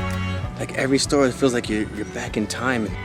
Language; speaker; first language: English; native; English